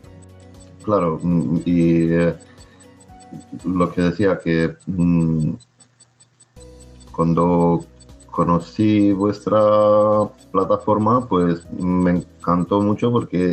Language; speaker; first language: Spanish; non-native, fluent; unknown